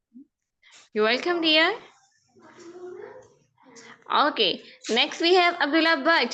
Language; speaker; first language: English; non-native, fluent; Urdu